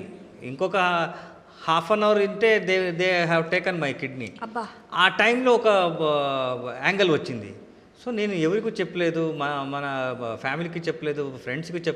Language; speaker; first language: Telugu; non-native, local second language; Kannada